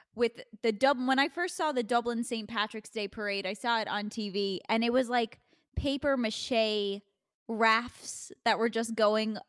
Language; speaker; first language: English; native; English